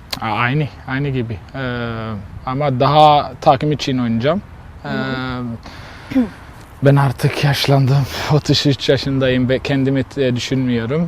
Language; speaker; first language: Turkish; non-native, learner; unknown